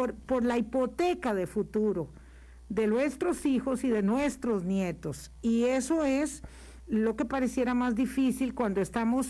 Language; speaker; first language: Spanish; native; Spanish